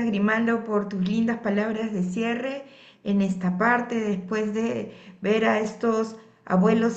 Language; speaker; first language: Spanish; native; Spanish